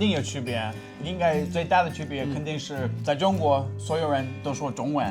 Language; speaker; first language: Chinese; non-native, fluent; English